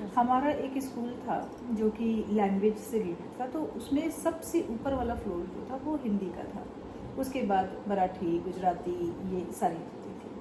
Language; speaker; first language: Hindi; native; Hindi